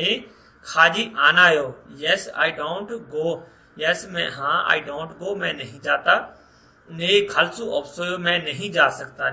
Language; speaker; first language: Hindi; non-native, local second language; Punjabi